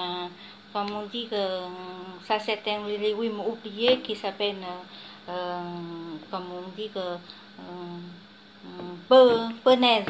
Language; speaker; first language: French; non-native, learner; Vietnamese